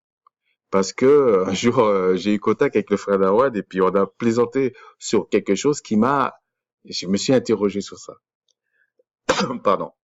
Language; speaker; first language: French; native; French